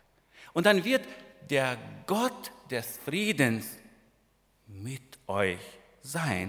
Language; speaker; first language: German; non-native, fluent; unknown